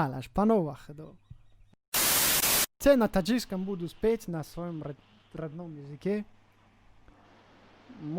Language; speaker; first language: Russian; non-native, local second language; Tajik